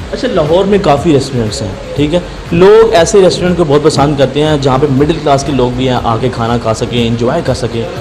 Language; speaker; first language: Urdu; native; Urdu